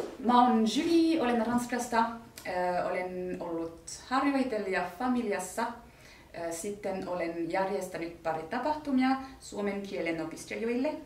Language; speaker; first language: Finnish; non-native, fluent; French